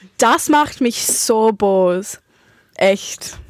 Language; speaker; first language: German; non-native, learner; English